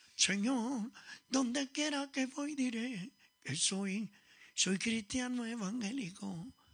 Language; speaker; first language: Spanish; early bilingual, other home language; Italian